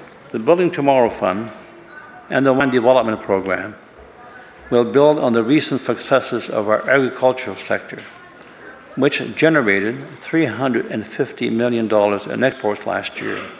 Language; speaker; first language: English; native; English